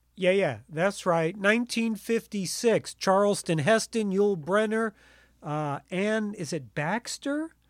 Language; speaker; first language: English; native; English